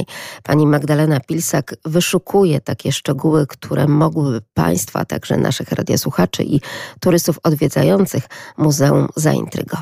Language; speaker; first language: Polish; native; Polish